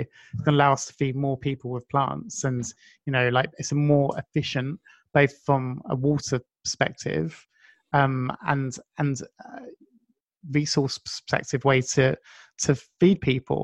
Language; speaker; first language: English; native; English